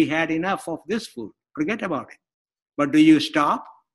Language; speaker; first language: English; non-native, local second language; Malayalam